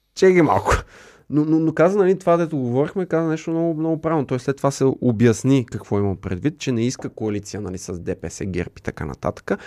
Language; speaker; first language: Bulgarian; native; Bulgarian